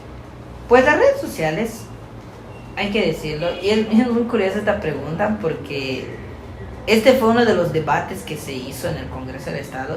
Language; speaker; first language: Spanish; native; Spanish